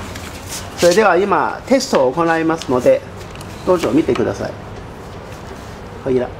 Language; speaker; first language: Japanese; non-native, fluent; Cantonese